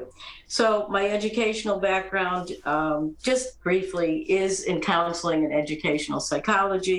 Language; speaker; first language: English; native; English